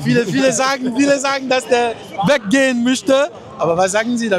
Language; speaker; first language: German; non-native, learner; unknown